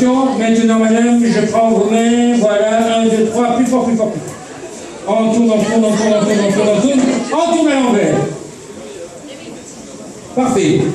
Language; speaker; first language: French; native; French